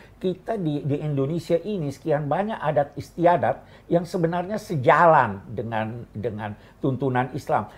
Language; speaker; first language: Indonesian; native; Indonesian